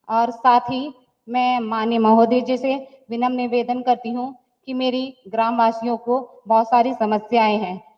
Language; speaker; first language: Hindi; native; Hindi